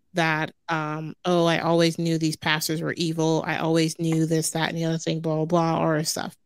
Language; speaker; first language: English; native; English